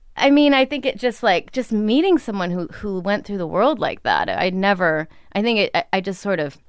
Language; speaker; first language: English; native; English